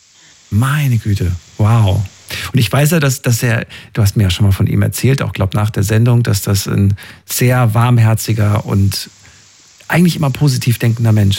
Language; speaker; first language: German; native; German